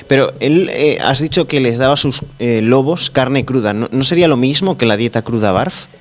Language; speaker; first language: Spanish; native; Spanish